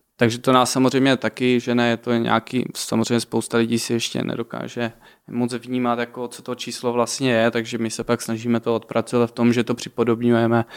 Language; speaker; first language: Czech; native; Czech